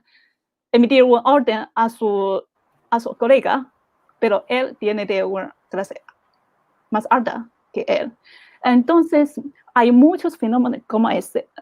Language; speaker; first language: Spanish; non-native, fluent; Chinese